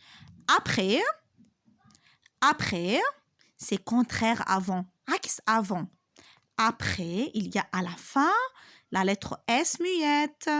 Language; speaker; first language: French; non-native, local second language; Arabic